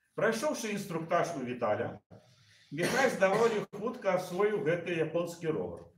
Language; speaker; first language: Belarusian; native; Belarusian